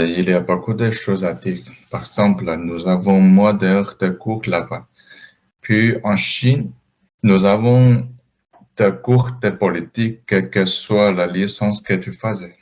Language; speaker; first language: French; non-native, learner; Chinese